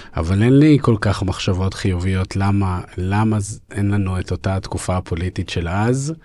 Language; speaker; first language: Hebrew; early bilingual, other home language; Russian